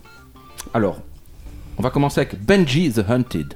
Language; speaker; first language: French; native; French